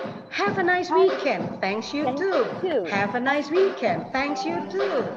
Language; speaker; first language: English; non-native, fluent; Indonesian